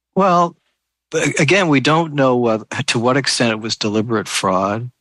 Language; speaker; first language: English; native; English